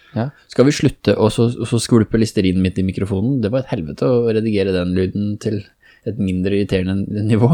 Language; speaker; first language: Norwegian; native; Norwegian